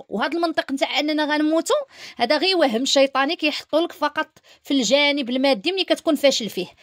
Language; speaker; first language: Arabic; native; Arabic